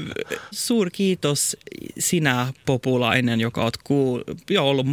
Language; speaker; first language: Finnish; early bilingual, heritage; Swedish